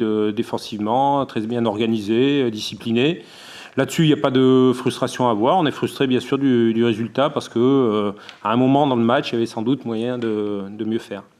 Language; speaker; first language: French; native; French